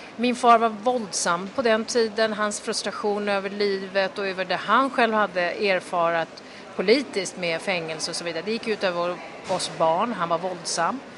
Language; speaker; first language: Swedish; early bilingual, other home language; Kurdish